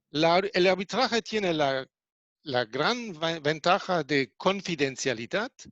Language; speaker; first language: Spanish; non-native, fluent; German